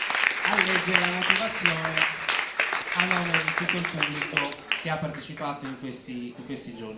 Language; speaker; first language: Italian; native; Italian